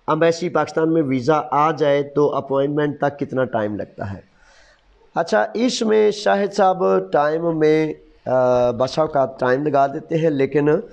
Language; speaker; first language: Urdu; non-native, local second language; Punjabi